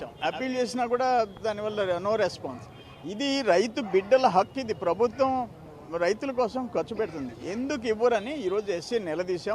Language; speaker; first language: Telugu; native; Telugu